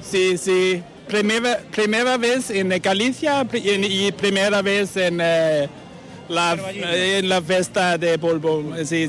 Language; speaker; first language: Spanish; non-native, learner; Danish